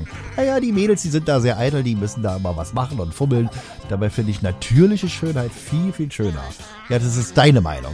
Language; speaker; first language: German; native; German